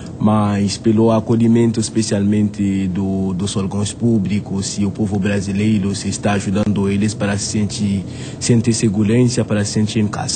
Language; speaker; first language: Portuguese; non-native, fluent; Haitian Creole